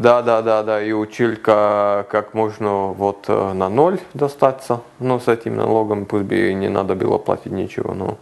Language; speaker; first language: Russian; non-native, local second language; Lithuanian